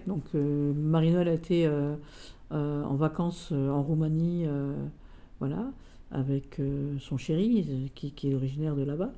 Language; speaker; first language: French; native; French